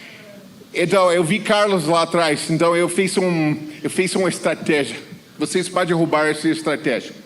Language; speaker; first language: Portuguese; non-native, fluent; English